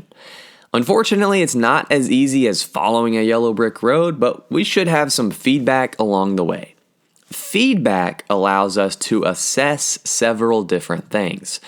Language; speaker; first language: English; native; English